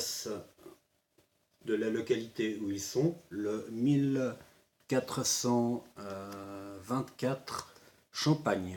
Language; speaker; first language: French; native; French